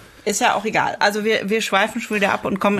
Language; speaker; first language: German; native; German